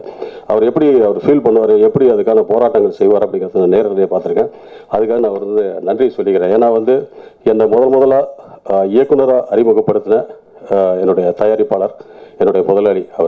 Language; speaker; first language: Tamil; native; Tamil